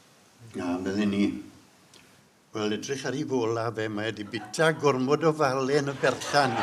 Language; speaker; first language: Welsh; native; Welsh